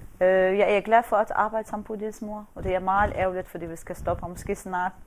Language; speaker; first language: Danish; non-native, fluent; Arabic